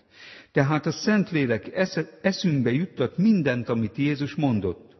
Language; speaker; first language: Hungarian; native; Hungarian